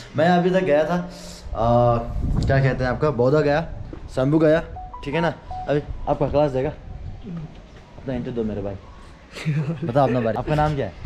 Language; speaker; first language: Hindi; non-native, fluent; Nepali